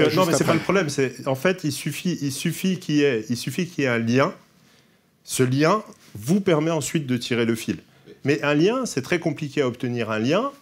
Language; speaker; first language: French; native; French